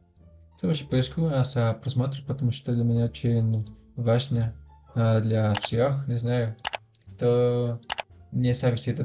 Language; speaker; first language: Russian; non-native, learner; Spanish